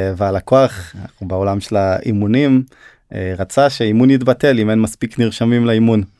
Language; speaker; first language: Hebrew; early bilingual, other home language; Turkish